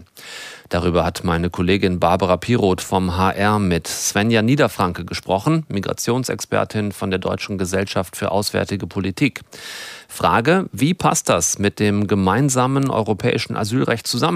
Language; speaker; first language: German; native; German